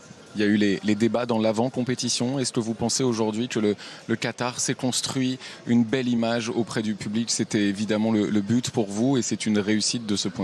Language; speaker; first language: French; native; French